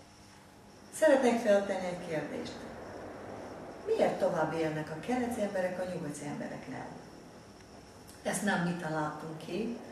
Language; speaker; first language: Hungarian; non-native, fluent; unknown